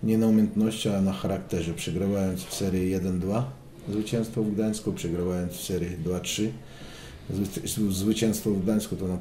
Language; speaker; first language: Polish; non-native, fluent; Russian